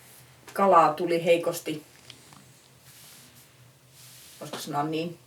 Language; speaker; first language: Finnish; native; Finnish